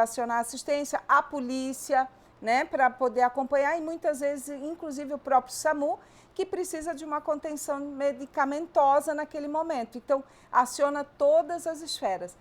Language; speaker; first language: Portuguese; native; Portuguese